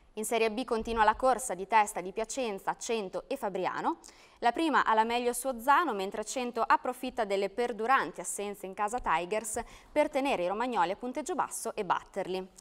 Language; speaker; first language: Italian; native; Italian